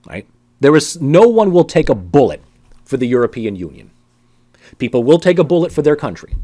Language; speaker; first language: English; native; English